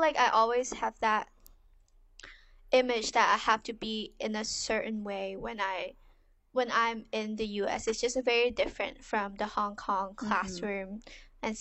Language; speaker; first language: English; non-native, local second language; Cantonese